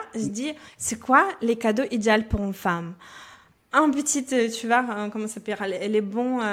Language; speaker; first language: French; non-native, fluent; Russian